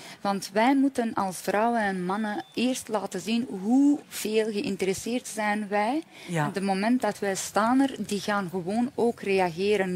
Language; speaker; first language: Dutch; non-native, fluent; Persian